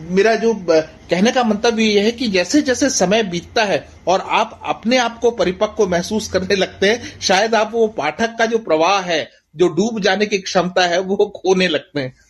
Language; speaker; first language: Hindi; native; Hindi